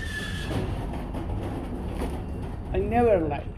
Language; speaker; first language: English; non-native, learner; Persian